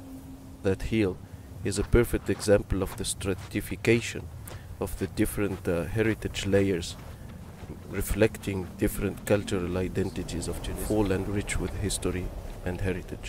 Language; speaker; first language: English; non-native, fluent; Arabic